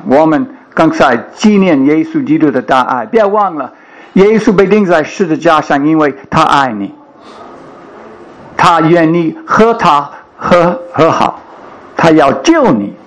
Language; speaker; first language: Chinese; non-native, fluent; English